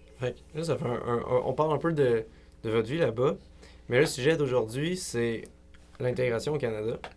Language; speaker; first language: French; native; French